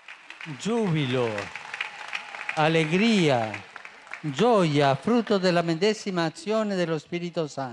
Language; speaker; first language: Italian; non-native, fluent; Spanish